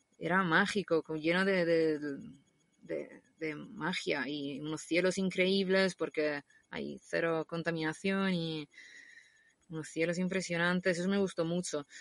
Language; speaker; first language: Spanish; non-native, fluent; Italian